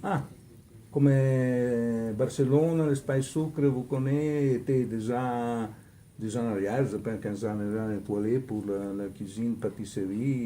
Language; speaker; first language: French; non-native, learner; Italian